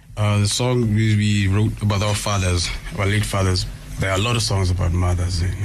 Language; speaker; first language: English; non-native, local second language; Xhosa